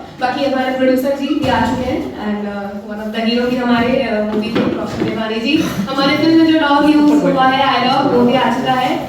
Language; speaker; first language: Hindi; native; Hindi